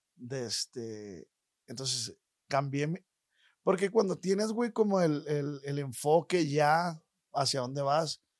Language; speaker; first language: Spanish; native; Spanish